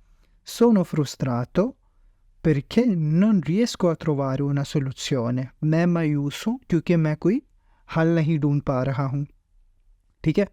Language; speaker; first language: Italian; non-native, fluent; Urdu